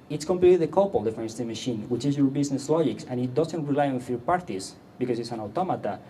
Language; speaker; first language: English; non-native, fluent; Catalan